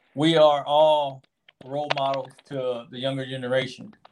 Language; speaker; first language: English; native; English